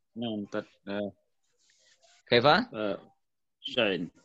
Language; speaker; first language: Arabic; non-native, fluent; Indonesian